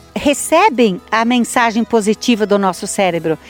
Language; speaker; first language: Portuguese; native; Portuguese